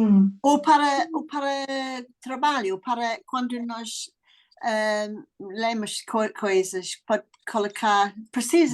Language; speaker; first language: Portuguese; non-native, learner; English